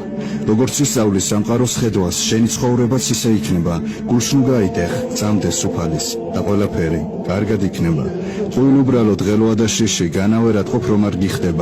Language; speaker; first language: Georgian; native; Georgian